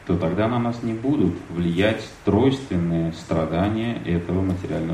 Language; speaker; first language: Russian; native; Russian